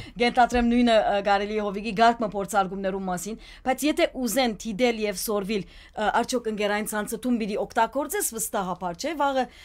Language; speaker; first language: Armenian; early bilingual, heritage; Armenian